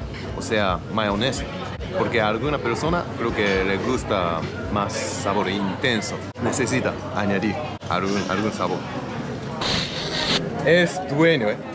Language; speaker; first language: Spanish; non-native, learner; Japanese